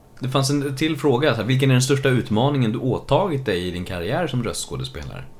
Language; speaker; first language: Swedish; native; Swedish